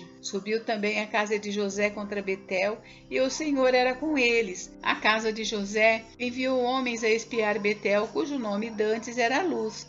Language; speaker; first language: Portuguese; native; Portuguese